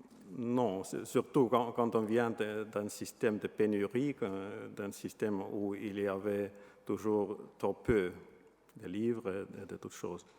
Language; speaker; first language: French; non-native, fluent; Estonian